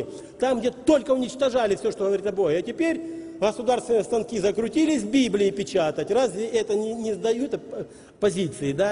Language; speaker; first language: Russian; native; Russian